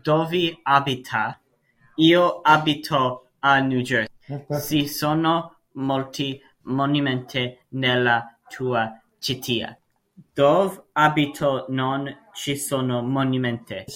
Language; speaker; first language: Italian; non-native, learner; English